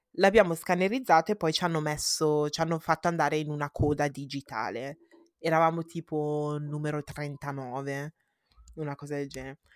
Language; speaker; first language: Italian; early bilingual, heritage; Italian